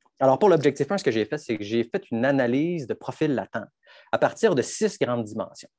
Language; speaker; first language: French; native; French